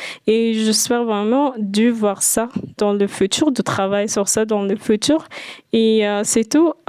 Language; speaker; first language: French; non-native, fluent; Arabic